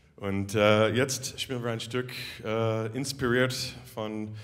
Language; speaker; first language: German; non-native, fluent; English